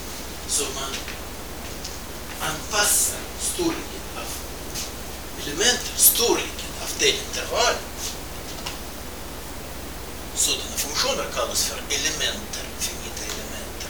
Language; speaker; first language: Swedish; non-native, fluent; Russian